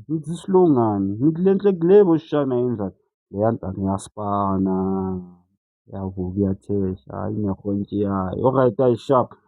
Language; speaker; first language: Zulu; native; Zulu